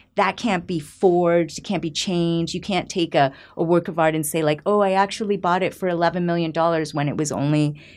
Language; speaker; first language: English; native; English